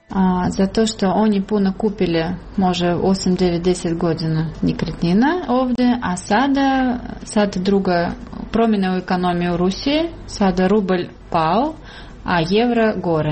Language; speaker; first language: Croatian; non-native, learner; Russian